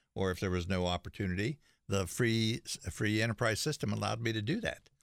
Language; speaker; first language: English; native; English